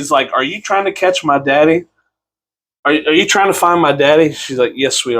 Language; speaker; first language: English; native; English